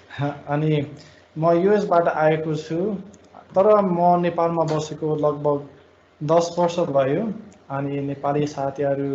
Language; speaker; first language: Nepali; non-native, fluent; English